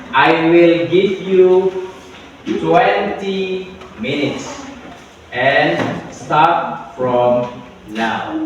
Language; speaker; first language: English; non-native, learner; Indonesian